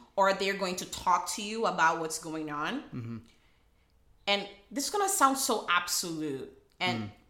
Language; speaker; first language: English; early bilingual, other home language; Portuguese